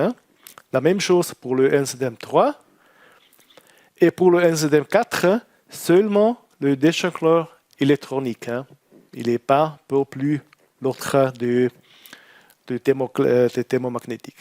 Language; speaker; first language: French; non-native, learner; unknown